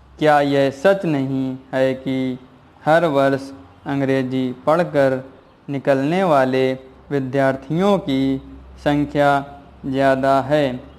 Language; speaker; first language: Hindi; native; Hindi